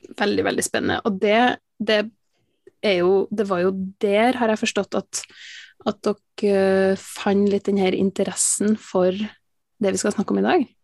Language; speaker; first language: Norwegian; native; Norwegian